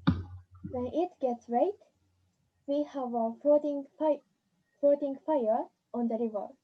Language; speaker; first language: English; non-native, learner; Japanese